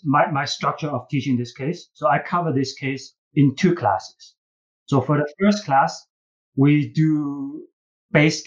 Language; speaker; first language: English; non-native, fluent; Chinese